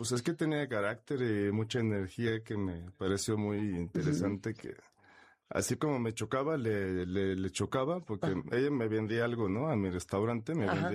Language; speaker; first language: Spanish; non-native, fluent; Russian